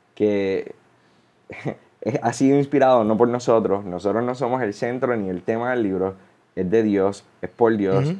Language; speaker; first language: Spanish; native; Spanish